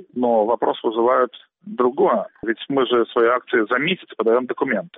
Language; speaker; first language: Russian; native; Russian